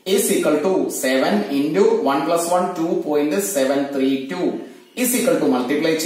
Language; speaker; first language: English; non-native, local second language; Malayalam